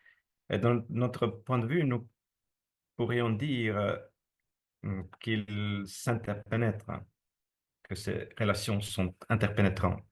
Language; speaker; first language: French; non-native, fluent; Estonian